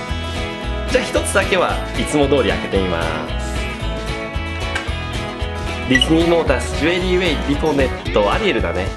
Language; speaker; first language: Japanese; native; Japanese